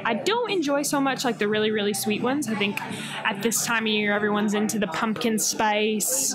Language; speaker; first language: English; native; English